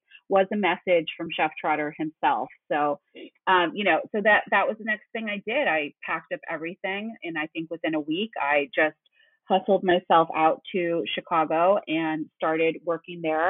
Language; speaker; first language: English; native; English